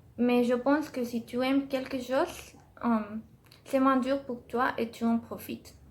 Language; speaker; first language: French; non-native, learner; Spanish